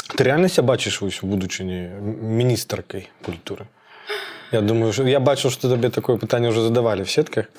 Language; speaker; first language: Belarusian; native; Belarusian